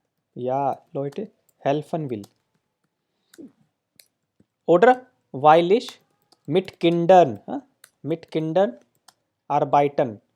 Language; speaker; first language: German; non-native, fluent; Hindi